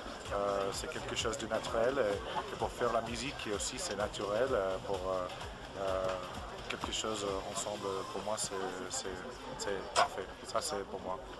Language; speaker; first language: French; non-native, learner; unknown